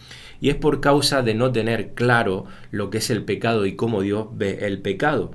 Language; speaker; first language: Spanish; native; Spanish